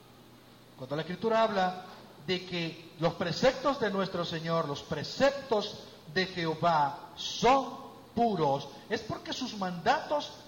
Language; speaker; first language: Spanish; native; Spanish